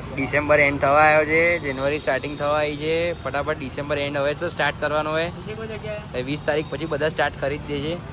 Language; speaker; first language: Gujarati; native; Gujarati